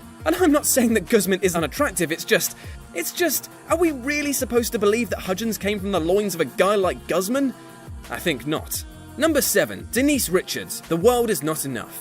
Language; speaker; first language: English; native; English